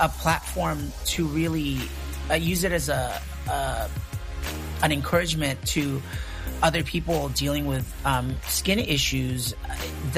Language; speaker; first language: English; early bilingual, other home language; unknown